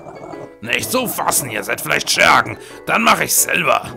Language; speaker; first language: German; native; German